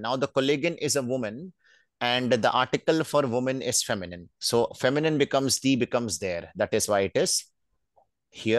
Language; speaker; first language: English; non-native, local second language; Hindi